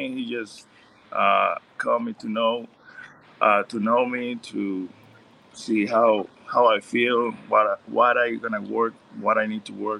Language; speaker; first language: English; non-native, learner; Spanish